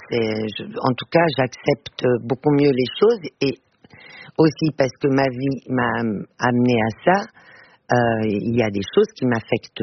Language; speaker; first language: French; non-native, fluent; Portuguese